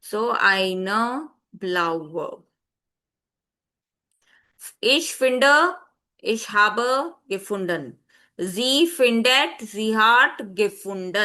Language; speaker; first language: German; non-native, fluent; Hindi